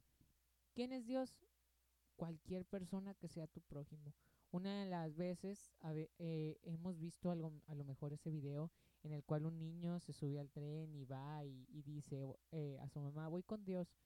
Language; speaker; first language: Spanish; native; Spanish